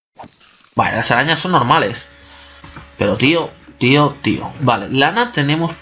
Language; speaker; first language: Spanish; native; Spanish